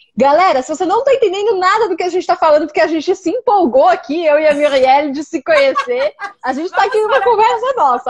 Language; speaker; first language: Portuguese; native; Portuguese